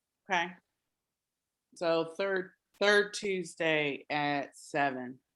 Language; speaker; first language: English; native; English